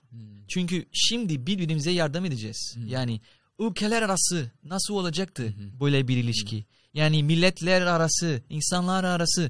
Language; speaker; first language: Turkish; non-native, fluent; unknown